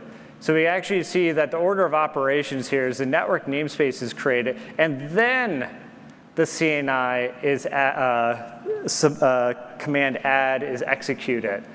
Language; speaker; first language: English; native; English